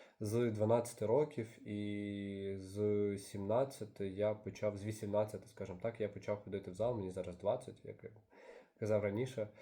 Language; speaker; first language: Ukrainian; native; Ukrainian